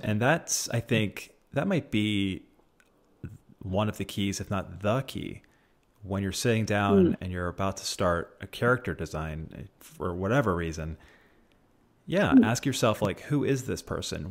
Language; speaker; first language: English; early bilingual, other home language; Italian